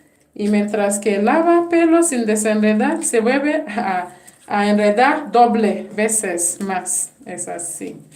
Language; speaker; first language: Spanish; non-native, fluent; English